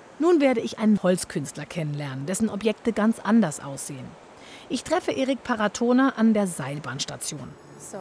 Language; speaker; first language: German; native; German